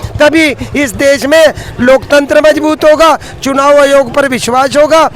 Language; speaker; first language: Hindi; native; Hindi